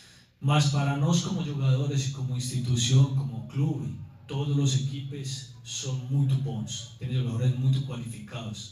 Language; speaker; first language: Portuguese; non-native, learner; Spanish